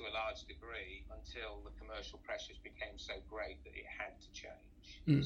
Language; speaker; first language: English; native; English